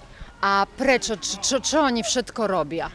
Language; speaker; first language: Slovak; native; Slovak